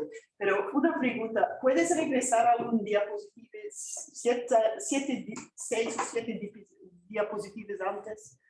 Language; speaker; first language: Spanish; non-native, fluent; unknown